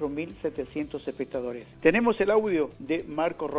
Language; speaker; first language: Spanish; native; Spanish